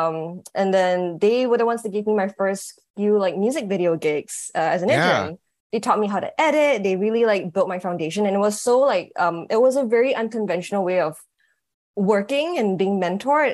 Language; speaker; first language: English; native; English